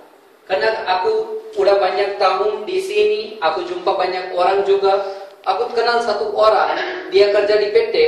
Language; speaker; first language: Indonesian; non-native, fluent; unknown